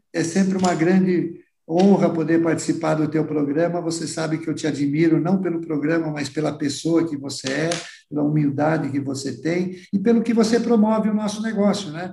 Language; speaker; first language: Portuguese; early bilingual, other home language; Italian